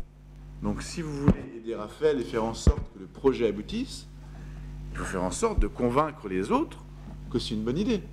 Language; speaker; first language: French; native; French